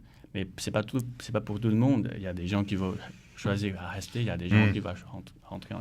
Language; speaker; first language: French; non-native, learner; Chinese